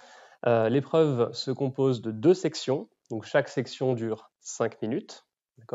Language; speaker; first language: French; native; French